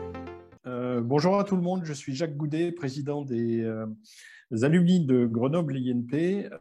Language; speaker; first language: French; native; French